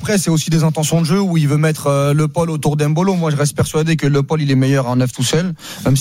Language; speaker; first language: French; native; French